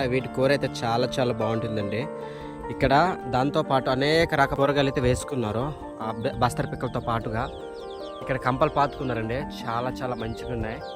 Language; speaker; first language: Telugu; non-native, local second language; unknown